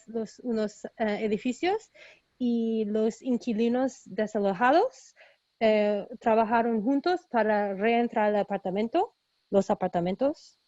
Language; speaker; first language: Spanish; early bilingual, heritage; Spanish